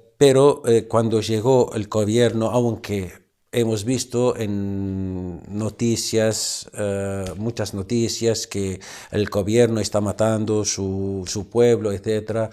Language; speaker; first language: Spanish; non-native, fluent; Arabic